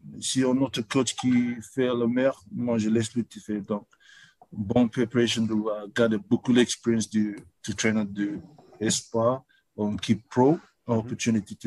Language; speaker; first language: French; non-native, learner; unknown